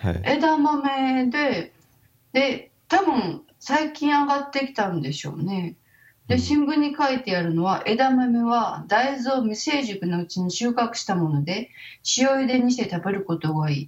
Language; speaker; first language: Japanese; native; Japanese